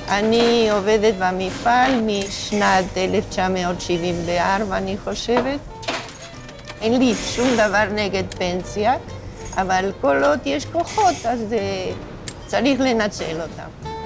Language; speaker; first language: Hebrew; non-native, fluent; Spanish